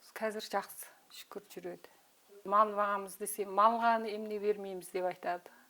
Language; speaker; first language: Kazakh; native; Kazakh